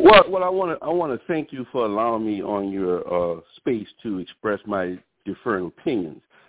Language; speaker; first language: English; native; English